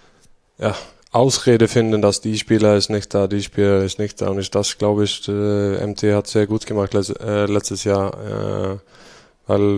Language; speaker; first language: German; non-native, fluent; Swedish